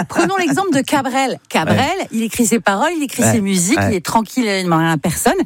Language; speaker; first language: French; native; French